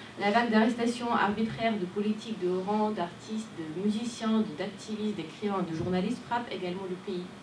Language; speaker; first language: French; non-native, fluent; Russian